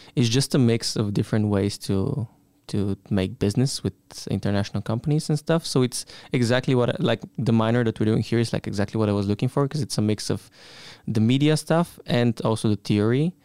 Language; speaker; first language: English; non-native, fluent; Bulgarian